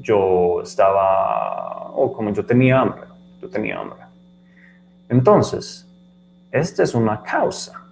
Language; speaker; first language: Spanish; non-native, learner; English